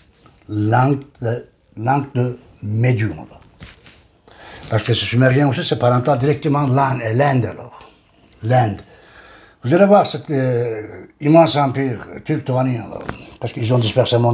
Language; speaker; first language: French; non-native, learner; Turkish